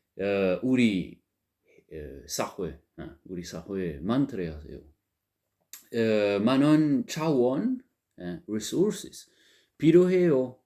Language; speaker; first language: Korean; non-native, learner; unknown